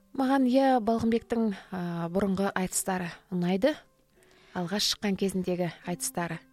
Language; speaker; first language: Kazakh; native; Kazakh